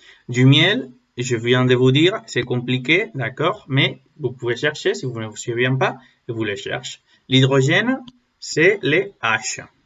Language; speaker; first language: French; non-native, learner; Spanish